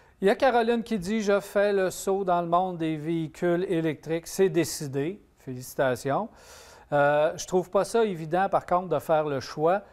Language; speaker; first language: French; native; French